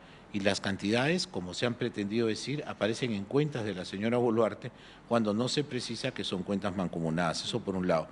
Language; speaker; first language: Spanish; native; Spanish